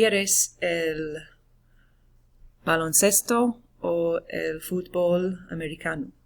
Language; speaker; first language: Spanish; non-native, fluent; English